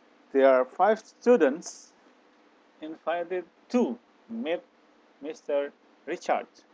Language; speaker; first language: English; non-native, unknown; Indonesian